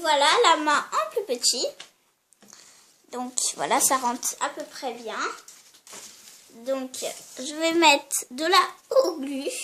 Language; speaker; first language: French; native; French